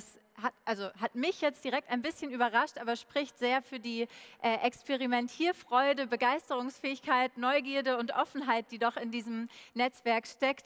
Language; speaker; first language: German; native; German